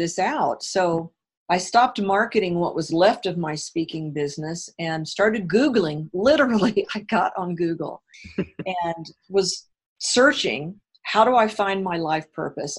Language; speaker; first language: English; native; English